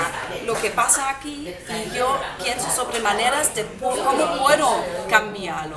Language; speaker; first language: Spanish; non-native, fluent; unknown